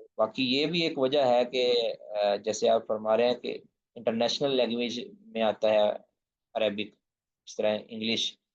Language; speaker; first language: Urdu; non-native, local second language; Punjabi